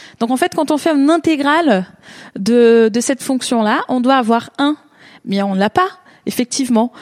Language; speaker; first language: French; non-native, fluent; Portuguese